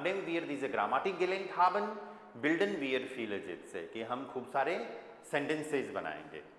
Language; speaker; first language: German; non-native, fluent; Hindi